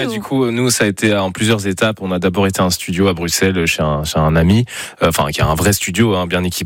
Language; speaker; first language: French; native; French